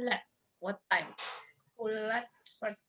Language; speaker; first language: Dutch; non-native, learner; Indonesian